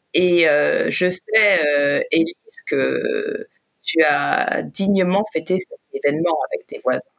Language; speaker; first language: French; native; French